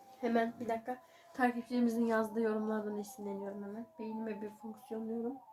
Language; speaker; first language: Turkish; native; Turkish